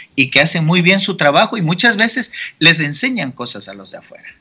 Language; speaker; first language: Spanish; native; Spanish